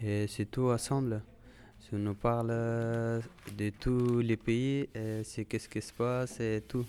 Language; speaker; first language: French; non-native, learner; Persian